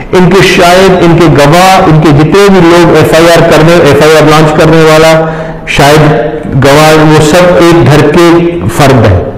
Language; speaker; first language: Urdu; non-native, local second language; Sindhi